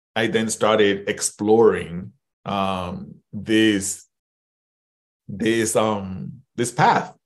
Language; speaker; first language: English; early bilingual, other home language; Spanish